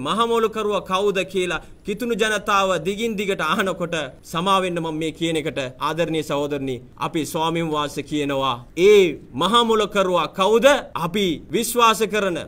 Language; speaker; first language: Sinhala; non-native, local second language; Tamil